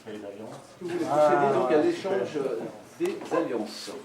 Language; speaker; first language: French; native; French